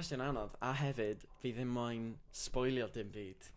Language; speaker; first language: Welsh; native; Welsh